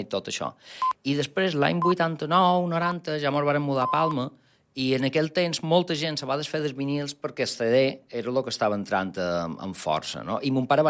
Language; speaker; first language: Catalan; non-native, local second language; Spanish